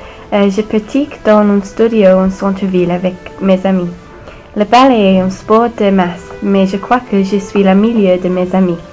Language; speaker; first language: French; non-native, learner; English